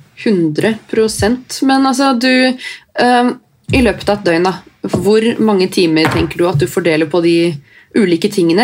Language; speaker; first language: Norwegian; native; Norwegian